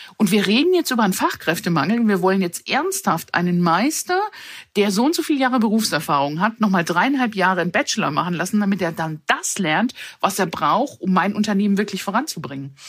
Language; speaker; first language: German; early bilingual, other home language; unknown